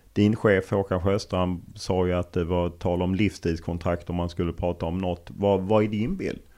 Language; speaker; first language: Swedish; native; Swedish